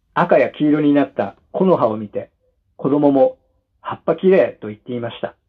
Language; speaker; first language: Japanese; non-native, fluent; Indonesian